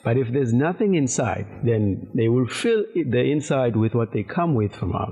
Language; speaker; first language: English; non-native, local second language; Zulu